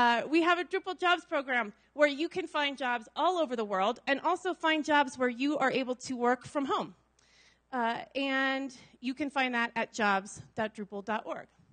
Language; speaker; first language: English; native; English